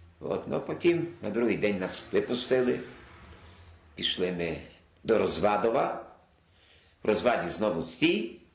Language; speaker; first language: Ukrainian; non-native, local second language; Polish